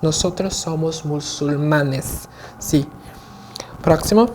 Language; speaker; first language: Spanish; non-native, fluent; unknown